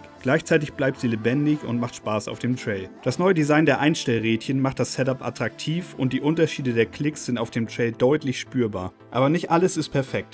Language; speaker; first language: German; native; German